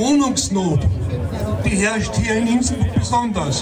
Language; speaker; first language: German; native; German